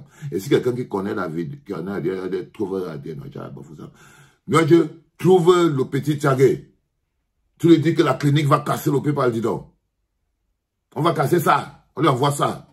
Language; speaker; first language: French; native; French